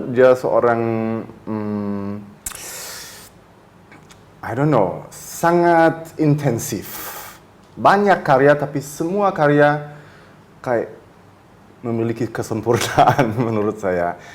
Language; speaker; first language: Indonesian; early bilingual, heritage; German